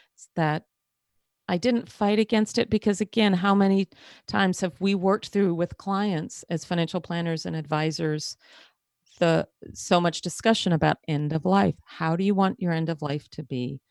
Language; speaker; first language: English; native; English